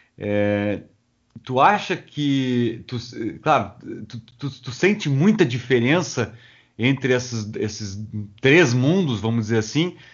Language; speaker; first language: Portuguese; native; Portuguese